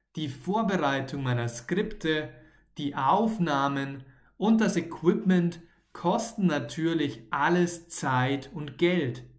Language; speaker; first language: German; native; German